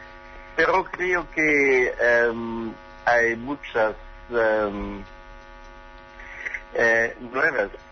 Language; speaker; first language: Spanish; non-native, learner; German